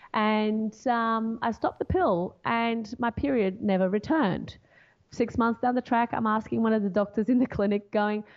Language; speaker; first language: English; non-native, fluent; Portuguese